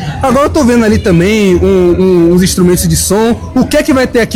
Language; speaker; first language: Portuguese; native; Portuguese